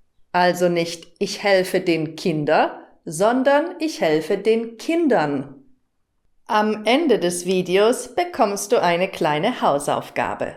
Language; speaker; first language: German; native; German